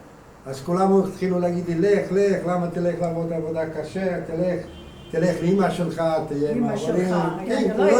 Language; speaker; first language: Hebrew; non-native, fluent; Hungarian